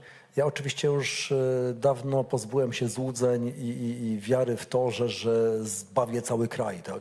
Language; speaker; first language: Polish; native; Polish